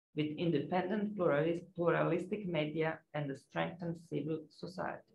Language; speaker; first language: English; non-native, fluent; Croatian